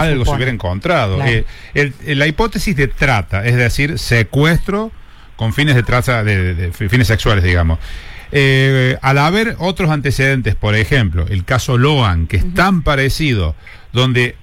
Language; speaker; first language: Spanish; native; Spanish